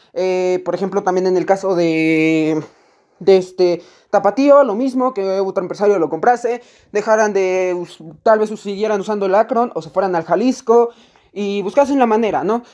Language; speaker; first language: Spanish; native; Spanish